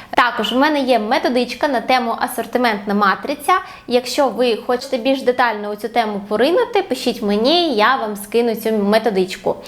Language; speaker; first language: Ukrainian; non-native, local second language; Russian